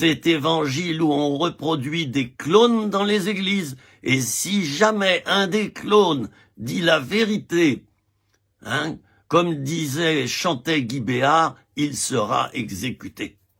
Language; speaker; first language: French; native; French